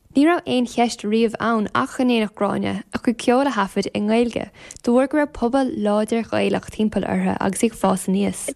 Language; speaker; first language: Irish; native; Irish